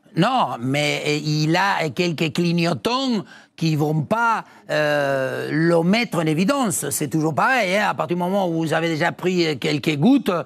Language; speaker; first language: French; non-native, fluent; Spanish